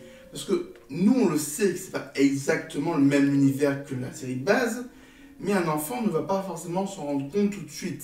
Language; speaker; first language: French; native; French